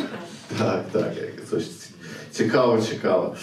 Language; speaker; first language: Polish; non-native, fluent; Ukrainian